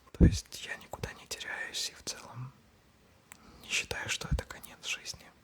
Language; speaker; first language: Russian; native; Russian